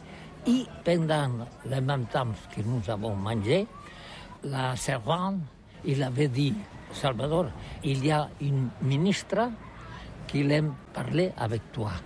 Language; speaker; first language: French; non-native, learner; Catalan